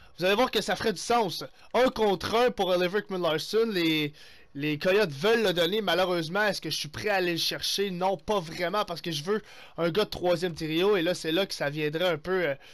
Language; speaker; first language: French; native; French